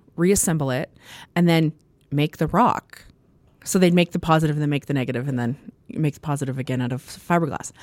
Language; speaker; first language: English; native; English